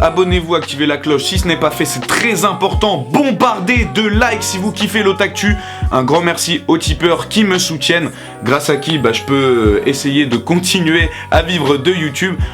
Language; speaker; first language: French; native; French